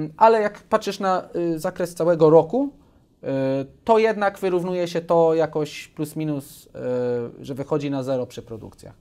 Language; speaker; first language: Polish; early bilingual, heritage; Polish